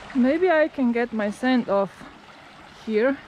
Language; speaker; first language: English; non-native, learner; Slovenian